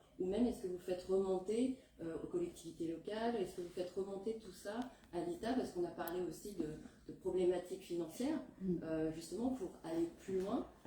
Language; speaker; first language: French; native; French